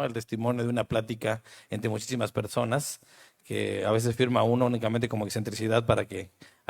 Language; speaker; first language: Spanish; native; Spanish